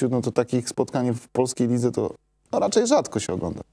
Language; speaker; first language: Polish; native; Polish